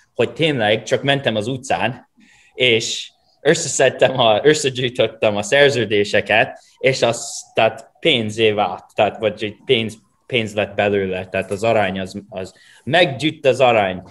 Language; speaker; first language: Hungarian; non-native, fluent; English